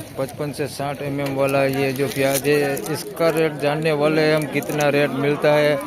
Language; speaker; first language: Hindi; non-native, local second language; Gujarati